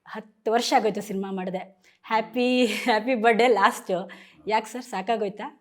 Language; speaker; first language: Kannada; native; Kannada